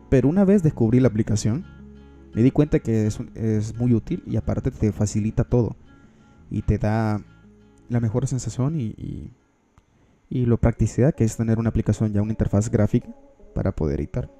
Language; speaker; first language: Spanish; native; Spanish